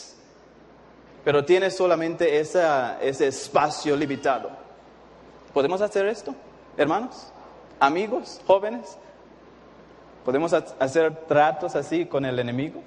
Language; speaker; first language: Spanish; non-native, fluent; English